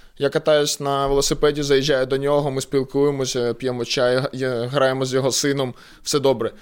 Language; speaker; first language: Ukrainian; non-native, local second language; Russian